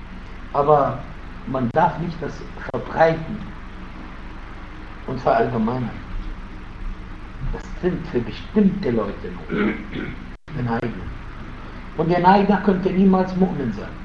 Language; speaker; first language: German; non-native, fluent; Arabic